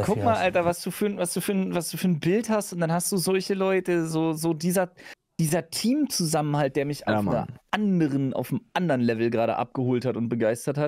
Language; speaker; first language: German; native; German